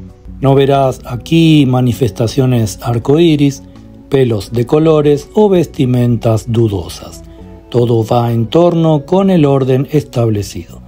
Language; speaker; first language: Spanish; native; Spanish